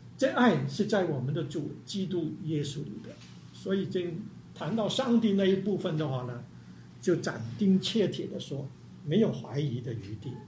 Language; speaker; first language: Chinese; non-native, local second language; Cantonese